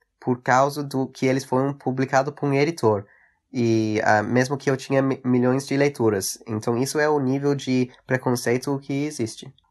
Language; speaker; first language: Portuguese; early bilingual, heritage; English